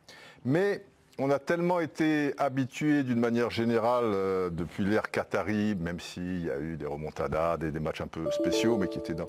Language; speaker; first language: French; native; French